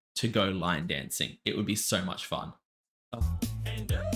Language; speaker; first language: English; native; English